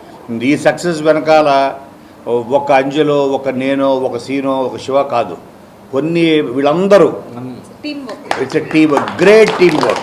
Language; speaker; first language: Telugu; native; Telugu